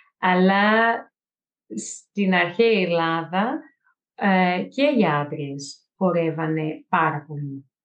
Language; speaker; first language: Greek; non-native, fluent; Portuguese